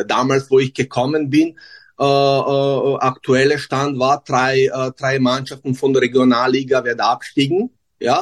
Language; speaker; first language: German; non-native, learner; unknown